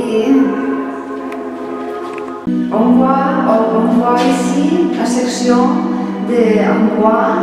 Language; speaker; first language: French; non-native, learner; Spanish